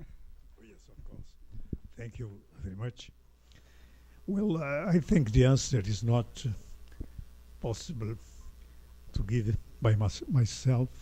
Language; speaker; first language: English; non-native, fluent; Portuguese